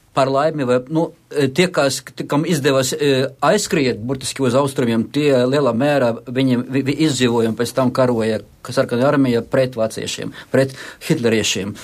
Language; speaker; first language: Latvian; non-native, local second language; Russian